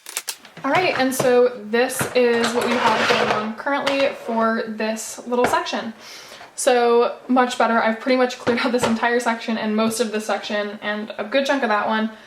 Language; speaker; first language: English; native; English